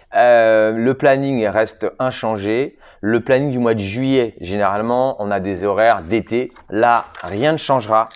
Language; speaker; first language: French; native; French